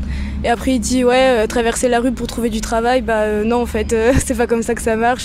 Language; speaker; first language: French; native; French